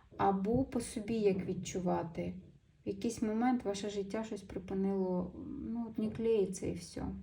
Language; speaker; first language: Ukrainian; non-native, local second language; Russian